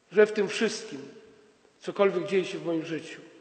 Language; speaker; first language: Polish; native; Polish